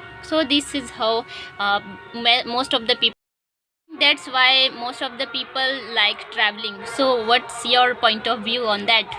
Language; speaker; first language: English; non-native, learner; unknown